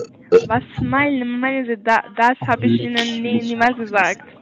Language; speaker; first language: German; non-native, learner; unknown